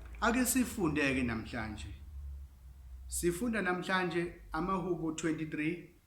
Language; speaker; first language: Zulu; non-native, local second language; English